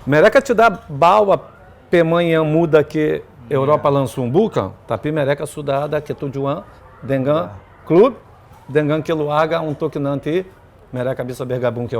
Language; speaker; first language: Indonesian; non-native, fluent; Portuguese